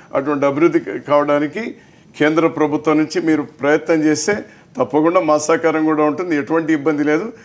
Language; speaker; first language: Telugu; native; Telugu